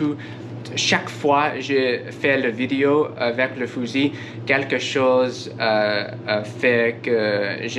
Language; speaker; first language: French; non-native, learner; English